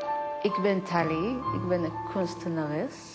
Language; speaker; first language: Dutch; non-native, fluent; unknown